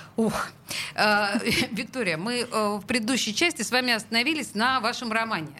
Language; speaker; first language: Russian; native; Russian